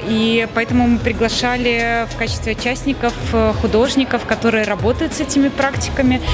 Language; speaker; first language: Russian; native; Russian